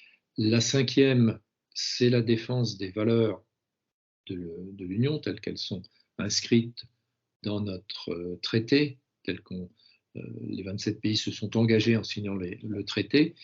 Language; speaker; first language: French; native; French